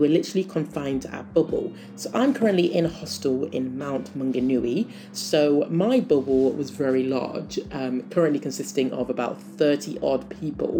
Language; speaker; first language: English; native; English